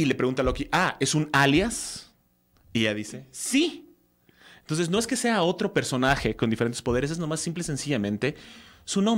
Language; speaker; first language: Spanish; native; Spanish